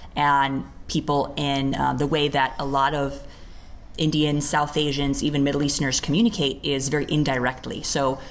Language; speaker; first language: English; native; English